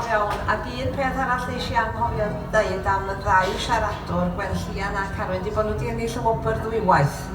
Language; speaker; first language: Welsh; native; Welsh